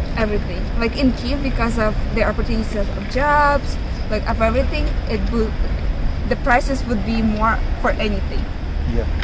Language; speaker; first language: English; non-native, fluent; Ukrainian